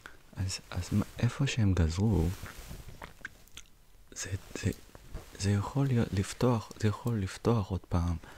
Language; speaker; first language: Hebrew; non-native, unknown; English